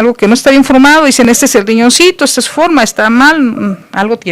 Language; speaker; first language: Spanish; native; Spanish